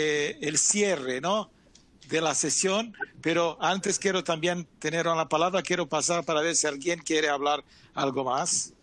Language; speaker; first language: Spanish; non-native, fluent; Portuguese